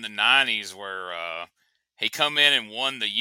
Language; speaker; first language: English; native; English